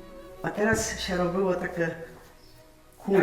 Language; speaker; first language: Polish; non-native, local second language; Rusyn